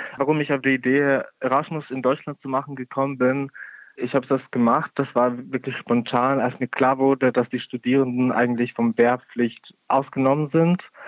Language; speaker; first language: German; non-native, fluent; Ukrainian